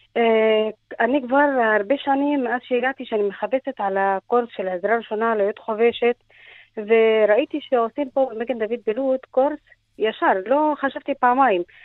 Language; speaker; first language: Hebrew; non-native, fluent; Arabic